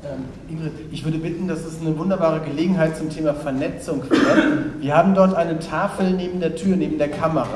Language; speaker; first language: German; native; German